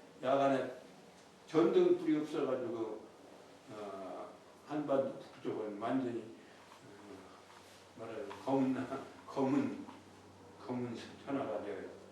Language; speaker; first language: Korean; native; Korean